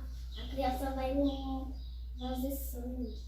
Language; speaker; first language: Portuguese; early bilingual, other home language; Haitian Creole